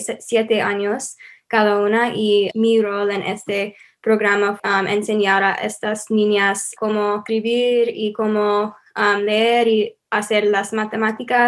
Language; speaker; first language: Spanish; non-native, learner; English